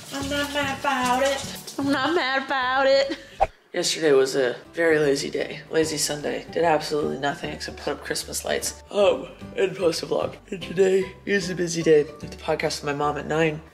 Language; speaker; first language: English; native; English